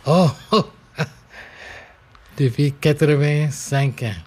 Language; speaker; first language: French; non-native, local second language; English